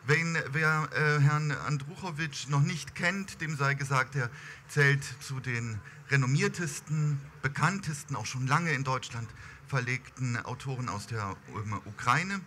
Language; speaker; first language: German; native; German